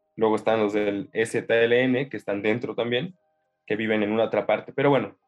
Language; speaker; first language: Spanish; native; Spanish